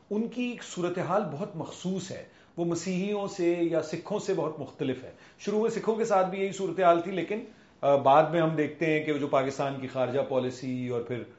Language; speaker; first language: Urdu; native; Urdu